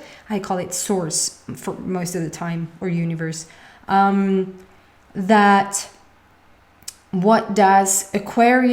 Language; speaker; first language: English; non-native, fluent; Swedish